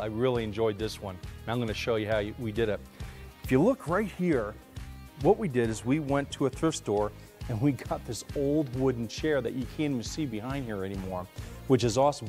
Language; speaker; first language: English; native; English